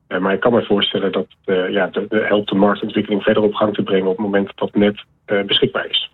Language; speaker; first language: Dutch; native; Dutch